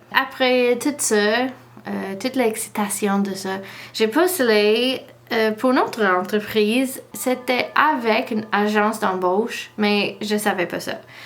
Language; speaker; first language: French; non-native, learner; English